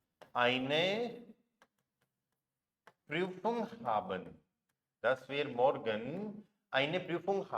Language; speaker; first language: German; non-native, fluent; Hindi